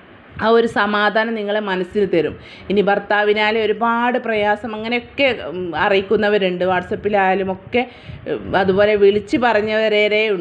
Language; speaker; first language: Malayalam; native; Malayalam